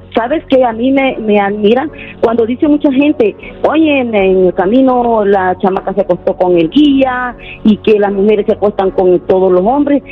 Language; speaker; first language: Spanish; native; Spanish